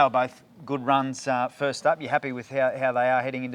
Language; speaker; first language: English; native; English